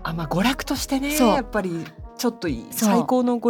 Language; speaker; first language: Japanese; native; Japanese